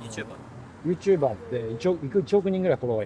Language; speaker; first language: Japanese; native; Japanese